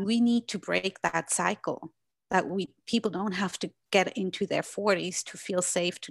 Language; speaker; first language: English; non-native, fluent; German